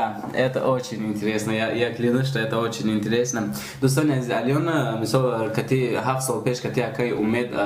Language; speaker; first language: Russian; non-native, learner; Tajik